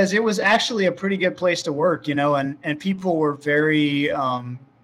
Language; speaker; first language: English; native; English